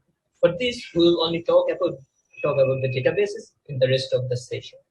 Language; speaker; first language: English; non-native, local second language; Bangla